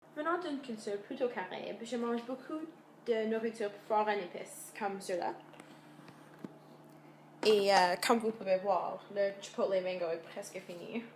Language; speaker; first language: French; non-native, local second language; English